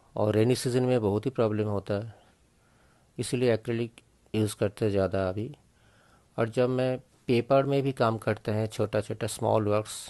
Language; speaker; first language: Hindi; native; Hindi